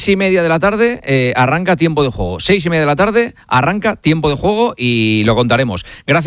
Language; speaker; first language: Spanish; native; Spanish